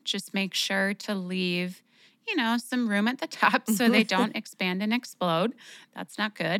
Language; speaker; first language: English; native; English